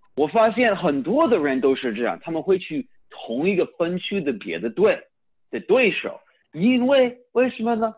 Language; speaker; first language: Chinese; early bilingual, heritage; Chinese